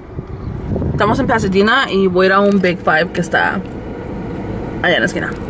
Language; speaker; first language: Spanish; early bilingual, heritage; Spanish